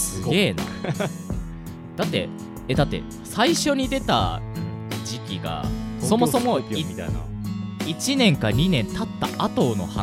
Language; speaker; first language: Japanese; native; Japanese